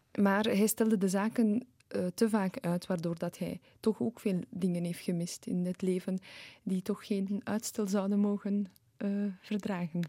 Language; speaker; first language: Dutch; early bilingual, other home language; Polish